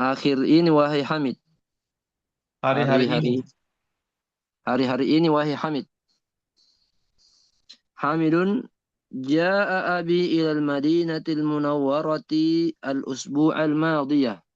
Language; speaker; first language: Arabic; non-native, learner; Indonesian